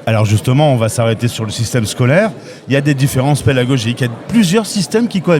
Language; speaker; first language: French; native; French